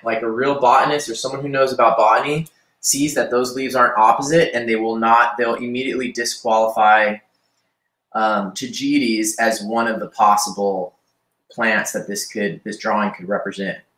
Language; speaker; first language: English; native; English